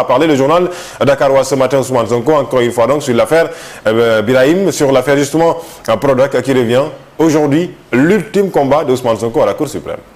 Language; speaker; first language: French; non-native, local second language; Wolof